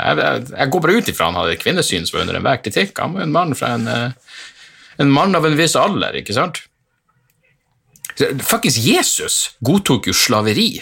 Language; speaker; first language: Norwegian; native; Norwegian